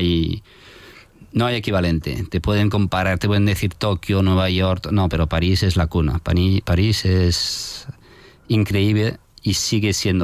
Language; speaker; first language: Spanish; non-native, fluent; French